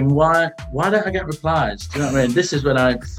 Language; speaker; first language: English; native; English